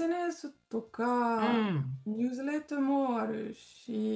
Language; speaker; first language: Japanese; non-native, learner; French